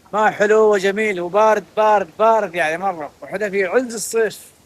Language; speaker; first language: Arabic; native; Arabic